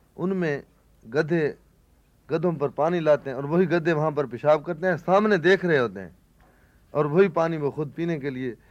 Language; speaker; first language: Urdu; non-native, local second language; Saraiki